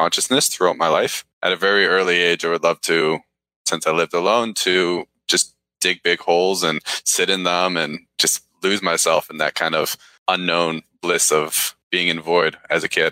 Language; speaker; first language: English; native; English